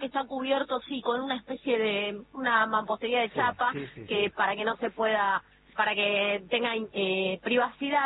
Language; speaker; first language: Spanish; native; Spanish